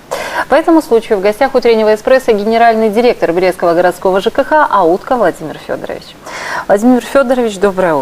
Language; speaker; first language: Russian; native; Russian